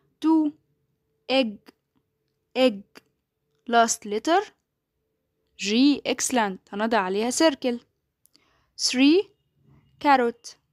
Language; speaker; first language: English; non-native, fluent; Arabic